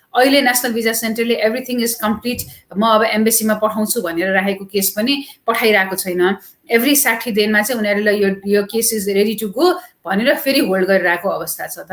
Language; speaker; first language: Nepali; native; Nepali